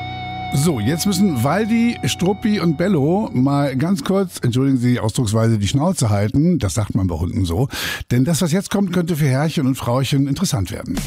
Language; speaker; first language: German; native; German